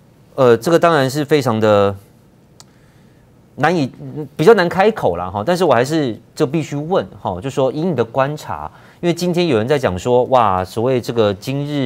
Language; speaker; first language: Chinese; native; Chinese